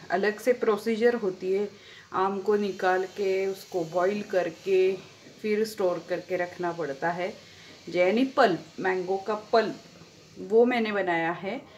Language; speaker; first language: Hindi; non-native, local second language; Marathi